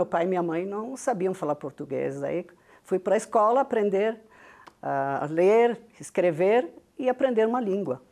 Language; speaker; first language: Portuguese; non-native, local second language; Venetian